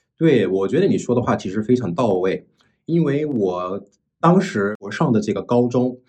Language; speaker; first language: Chinese; non-native, fluent; English